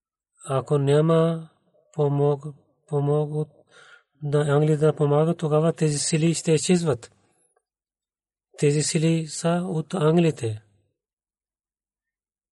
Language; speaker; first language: Bulgarian; non-native, learner; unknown